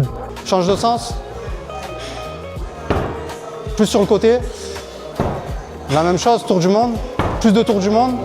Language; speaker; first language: French; native; French